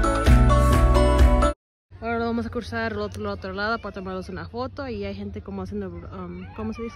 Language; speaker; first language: Spanish; early bilingual, heritage; Spanish